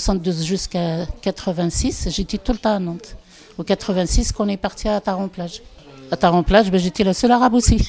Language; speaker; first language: French; non-native, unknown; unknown